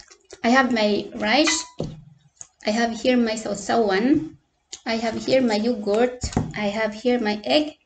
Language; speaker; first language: English; non-native, local second language; Cebuano